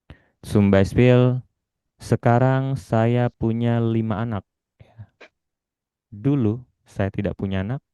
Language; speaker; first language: Indonesian; native; Indonesian